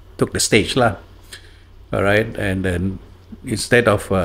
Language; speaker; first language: English; non-native, local second language; Malay